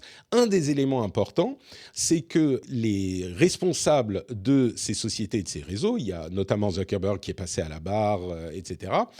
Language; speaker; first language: French; native; French